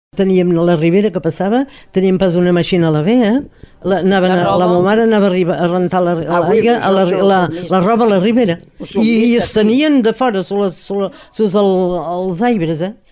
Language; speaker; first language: Catalan; native; Catalan